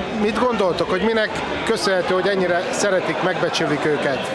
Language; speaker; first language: Hungarian; native; Hungarian